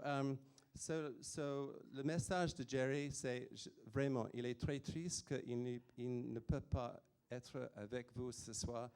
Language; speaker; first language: French; non-native, fluent; English